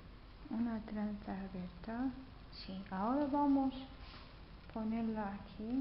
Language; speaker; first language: Spanish; non-native, learner; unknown